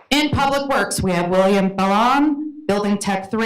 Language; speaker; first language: English; native; English